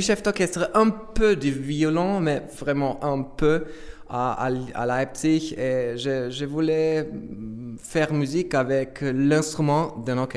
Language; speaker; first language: French; non-native, fluent; German